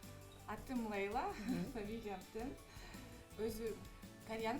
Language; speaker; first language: Kyrgyz; non-native, local second language; Russian